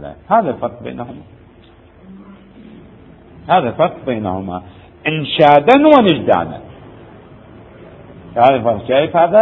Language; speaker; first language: Arabic; native; Arabic